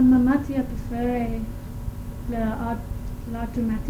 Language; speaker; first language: French; non-native, learner; English